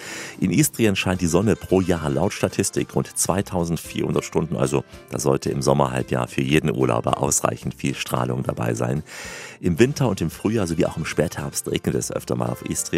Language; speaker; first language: German; native; German